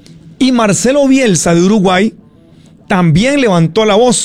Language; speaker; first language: Spanish; native; Spanish